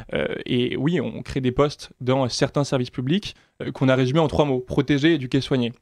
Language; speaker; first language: French; native; French